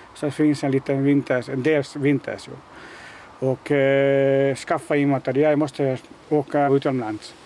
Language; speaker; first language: Swedish; non-native, learner; Hungarian